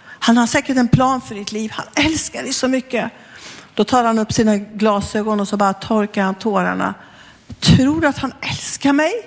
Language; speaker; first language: Swedish; native; Swedish